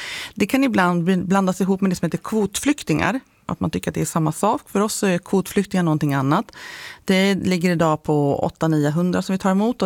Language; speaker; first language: Swedish; native; Swedish